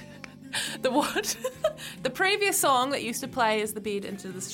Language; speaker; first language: English; native; English